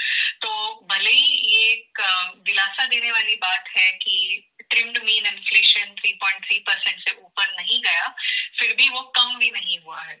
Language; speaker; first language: Hindi; native; Hindi